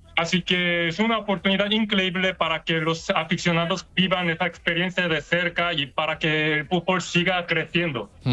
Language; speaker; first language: Spanish; non-native, learner; Korean